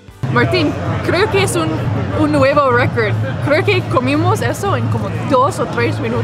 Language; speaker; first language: Spanish; non-native, fluent; English